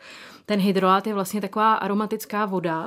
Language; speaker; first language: Czech; native; Czech